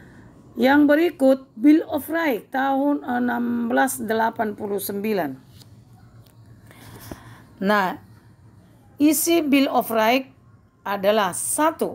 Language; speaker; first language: Indonesian; native; Indonesian